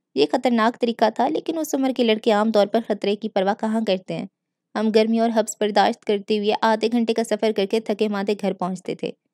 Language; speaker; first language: Urdu; native; Urdu